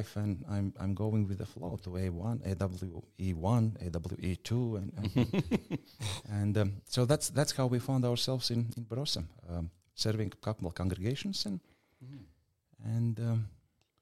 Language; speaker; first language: English; non-native, fluent; Latvian